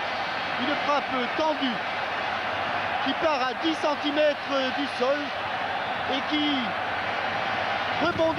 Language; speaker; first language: French; native; French